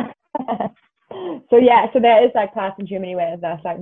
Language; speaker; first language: English; non-native, fluent; German